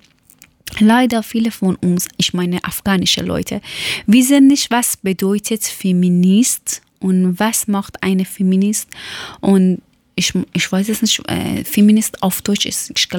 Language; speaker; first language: German; non-native, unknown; Persian